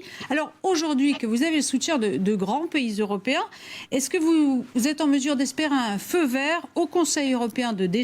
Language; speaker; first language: French; native; French